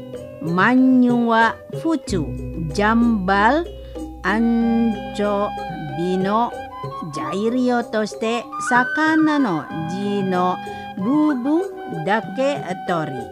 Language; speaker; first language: Japanese; non-native, fluent; Indonesian